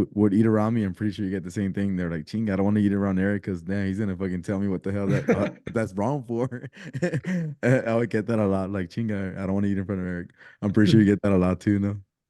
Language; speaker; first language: English; early bilingual, other home language; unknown